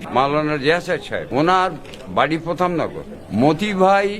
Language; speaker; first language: Bangla; native; Bangla